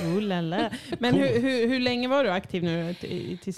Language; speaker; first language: Swedish; native; Swedish